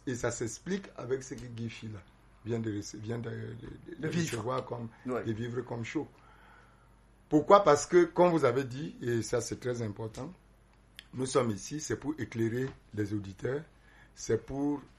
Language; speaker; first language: French; non-native, local second language; Basaa